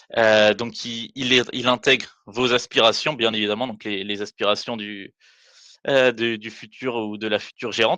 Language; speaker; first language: French; native; French